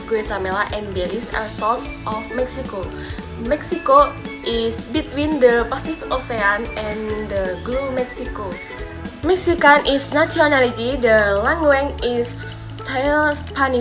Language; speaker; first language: English; non-native, learner; Indonesian